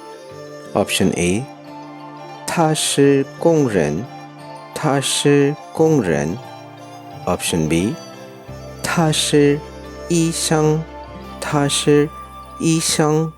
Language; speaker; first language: Chinese; non-native, fluent; Urdu